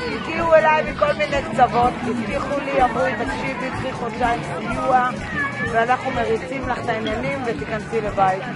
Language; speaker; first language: Hebrew; native; Hebrew